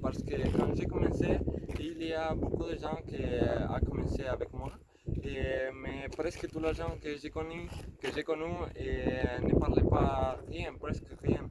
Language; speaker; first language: French; non-native, learner; Spanish